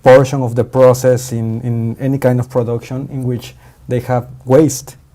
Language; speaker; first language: English; non-native, fluent; Spanish